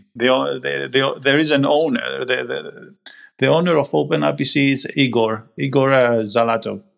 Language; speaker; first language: English; non-native, fluent; Greek